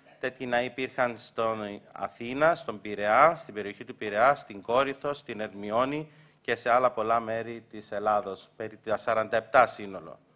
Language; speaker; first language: Greek; early bilingual, heritage; Greek